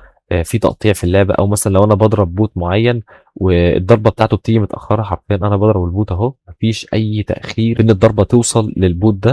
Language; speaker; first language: Arabic; native; Arabic